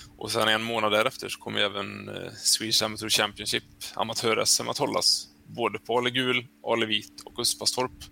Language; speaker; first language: Swedish; native; Swedish